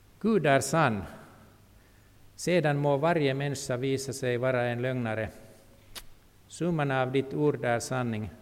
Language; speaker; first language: Swedish; non-native, local second language; Finnish